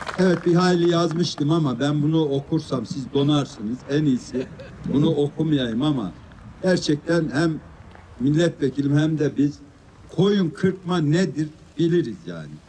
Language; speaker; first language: Turkish; native; Turkish